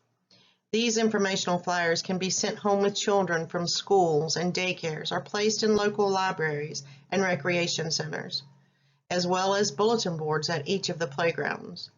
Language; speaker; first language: English; native; English